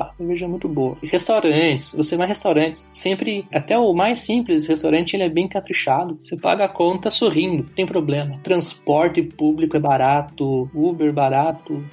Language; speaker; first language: Portuguese; native; Portuguese